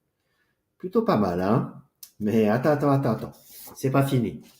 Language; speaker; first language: French; native; French